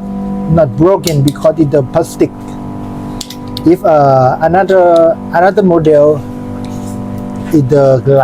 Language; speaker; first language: English; non-native, learner; Thai